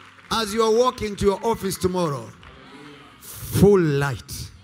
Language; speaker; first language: English; non-native, local second language; Swahili